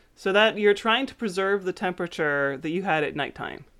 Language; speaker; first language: English; native; English